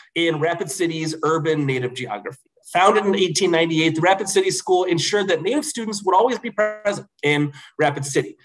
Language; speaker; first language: English; native; English